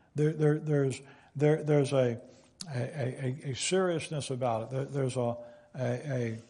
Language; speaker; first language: English; native; English